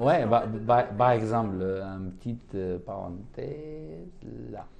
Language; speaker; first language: French; non-native, fluent; Arabic